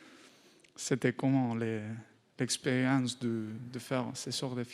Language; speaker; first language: French; non-native, learner; Spanish